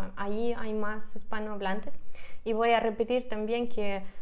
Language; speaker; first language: Spanish; non-native, fluent; Russian